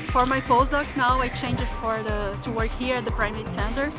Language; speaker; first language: English; non-native, fluent; Portuguese